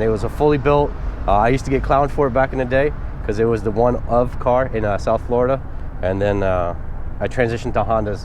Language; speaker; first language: English; native; English